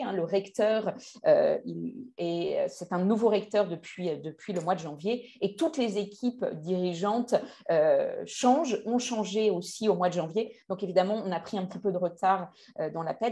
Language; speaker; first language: French; native; French